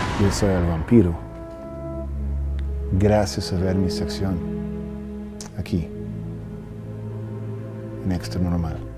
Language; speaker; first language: Spanish; early bilingual, heritage; English